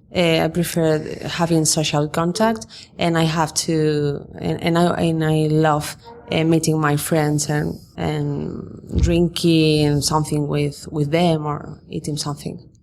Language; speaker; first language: English; non-native, fluent; Spanish